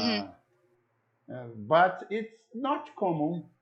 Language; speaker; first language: English; non-native, learner; Portuguese